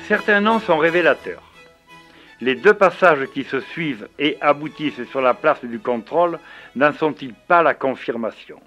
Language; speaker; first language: French; native; French